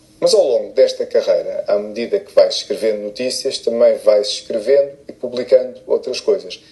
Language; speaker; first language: Portuguese; native; Portuguese